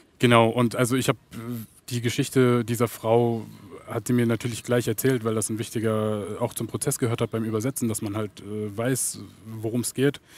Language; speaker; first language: German; early bilingual, other home language; Arabic